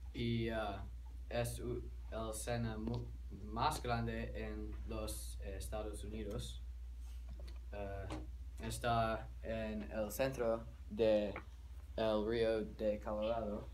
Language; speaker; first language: Spanish; non-native, learner; English